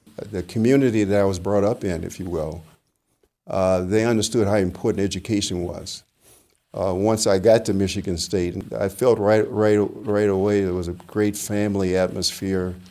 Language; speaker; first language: English; native; English